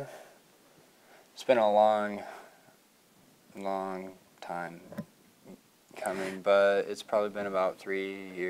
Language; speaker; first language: English; native; English